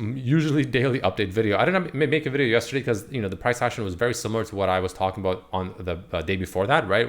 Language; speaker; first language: English; native; English